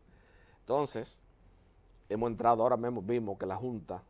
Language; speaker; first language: Spanish; native; Spanish